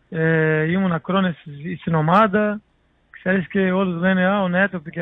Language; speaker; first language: Greek; non-native, learner; Portuguese